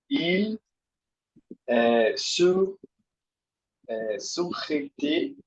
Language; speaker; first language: French; non-native, learner; Portuguese